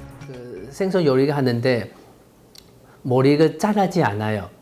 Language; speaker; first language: Korean; non-native, fluent; Chinese